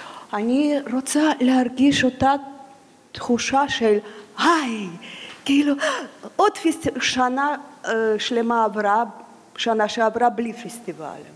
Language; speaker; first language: Hebrew; non-native, fluent; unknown